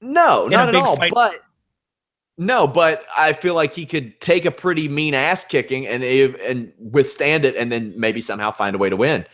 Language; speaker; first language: English; native; English